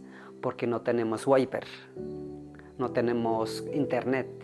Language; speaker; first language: Spanish; non-native, local second language; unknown